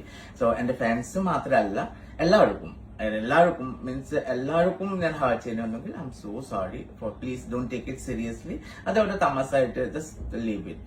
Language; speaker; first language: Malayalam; non-native, fluent; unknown